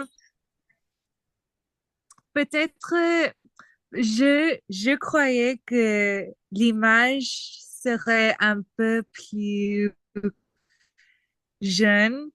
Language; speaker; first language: French; non-native, learner; English